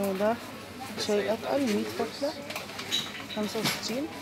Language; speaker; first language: Arabic; native; Arabic